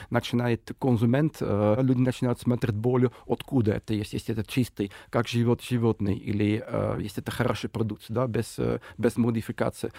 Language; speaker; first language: Russian; non-native, fluent; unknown